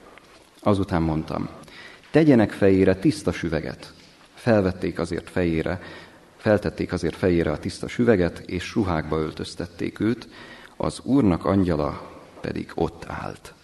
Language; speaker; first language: Hungarian; native; Hungarian